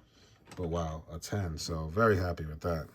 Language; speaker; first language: English; native; English